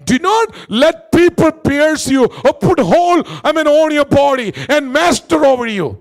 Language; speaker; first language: English; non-native, local second language; Malayalam